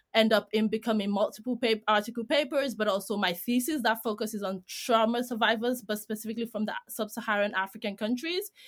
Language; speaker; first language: English; non-native, fluent; Greek